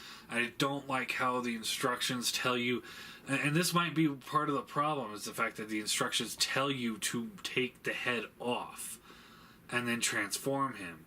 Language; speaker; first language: English; native; English